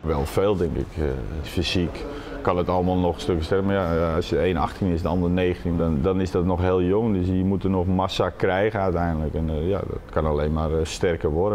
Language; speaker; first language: Dutch; native; Dutch